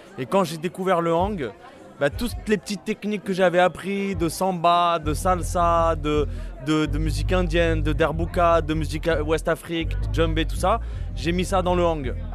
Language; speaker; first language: French; native; French